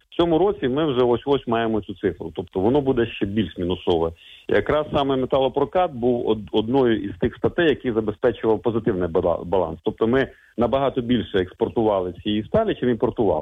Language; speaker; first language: Ukrainian; native; Ukrainian